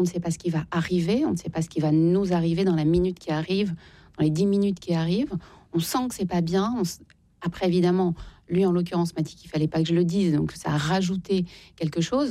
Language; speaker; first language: French; native; French